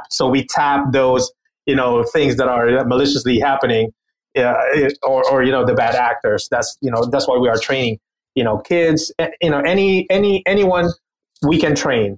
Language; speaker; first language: English; non-native, local second language; Filipino